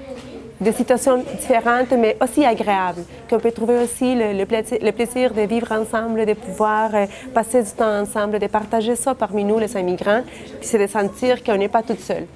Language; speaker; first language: French; non-native, fluent; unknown